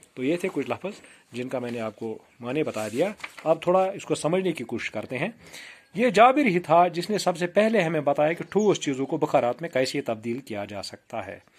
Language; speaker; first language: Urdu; non-native, local second language; Kashmiri